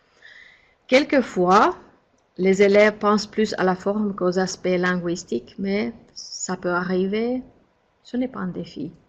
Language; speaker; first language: French; non-native, fluent; Finnish